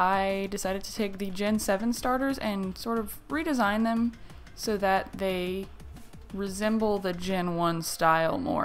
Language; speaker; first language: English; native; English